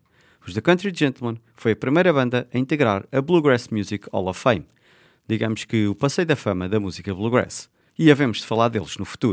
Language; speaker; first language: Portuguese; native; Portuguese